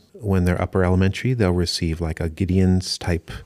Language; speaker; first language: English; native; English